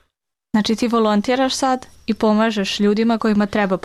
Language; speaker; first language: Serbian; native; Serbian